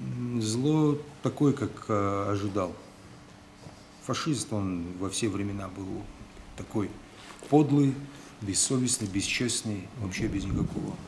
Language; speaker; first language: Russian; native; Russian